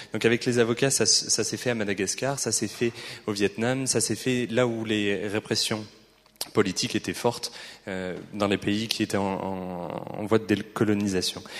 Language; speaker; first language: French; native; French